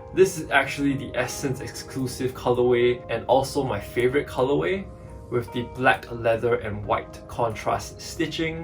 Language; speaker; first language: English; native; English